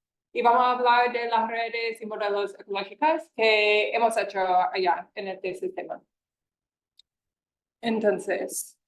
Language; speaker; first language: Spanish; non-native, fluent; English